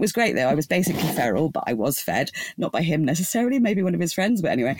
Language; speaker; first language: English; native; English